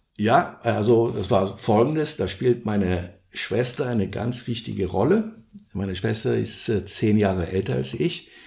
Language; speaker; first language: German; non-native, fluent; Portuguese